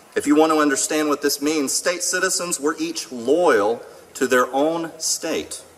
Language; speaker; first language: English; native; English